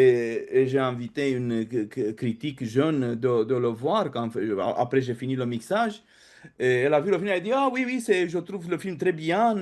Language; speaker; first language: French; non-native, fluent; Romanian